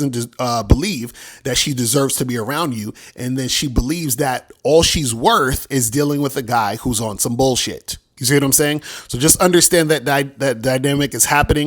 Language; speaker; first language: English; native; English